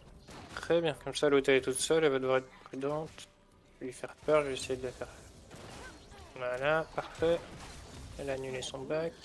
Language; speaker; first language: French; native; French